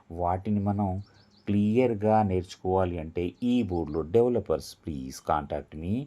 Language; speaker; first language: Telugu; non-native, local second language; Lambadi